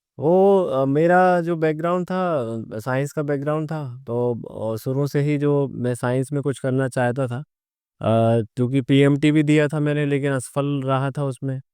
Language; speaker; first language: Hindi; native; Hindi